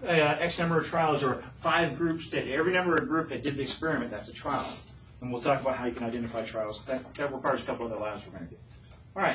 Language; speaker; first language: English; native; English